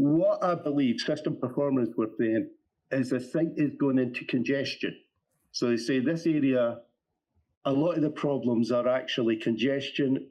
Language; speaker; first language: English; native; English